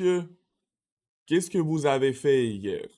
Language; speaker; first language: French; non-native, learner; Russian